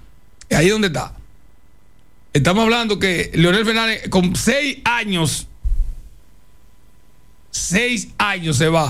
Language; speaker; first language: Spanish; native; Spanish